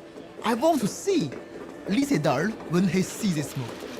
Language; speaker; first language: English; non-native, learner; Chinese